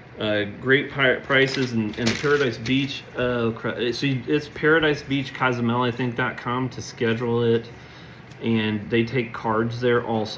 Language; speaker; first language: English; native; English